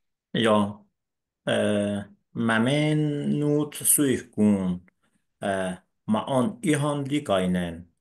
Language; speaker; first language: Finnish; non-native, learner; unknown